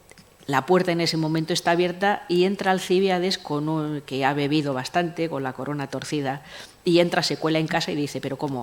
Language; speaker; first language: Spanish; native; Spanish